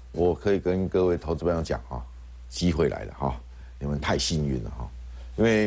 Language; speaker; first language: Chinese; native; Chinese